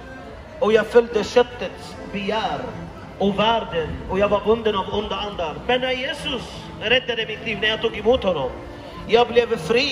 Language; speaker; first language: Swedish; non-native, fluent; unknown